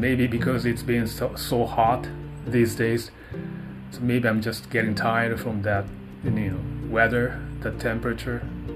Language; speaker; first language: English; non-native, fluent; Japanese